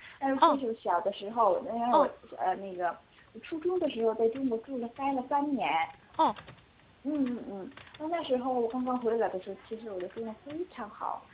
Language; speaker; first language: Chinese; non-native, learner; Korean